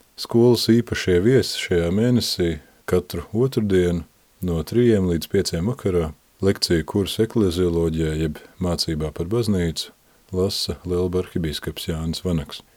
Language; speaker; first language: Latvian; native; Latvian